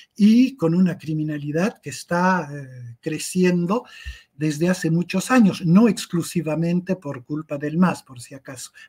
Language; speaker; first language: Spanish; native; Spanish